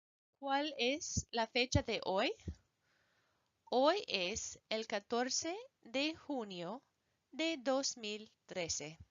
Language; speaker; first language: Spanish; non-native, fluent; English